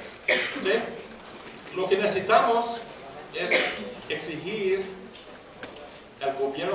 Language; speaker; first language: Spanish; non-native, fluent; English